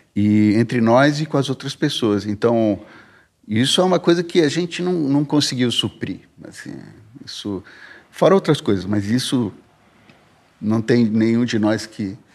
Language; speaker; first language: Portuguese; early bilingual, heritage; Portuguese